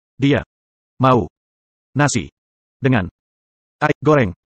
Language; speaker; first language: Indonesian; non-native, learner; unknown